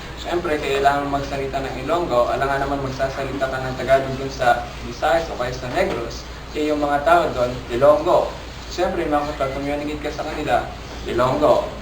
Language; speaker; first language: Filipino; non-native, local second language; Hiligaynon